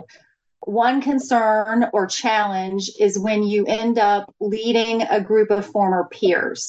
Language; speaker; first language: English; native; English